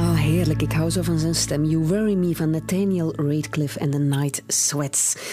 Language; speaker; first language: Dutch; native; Dutch